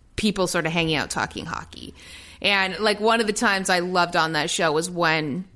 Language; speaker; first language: English; native; English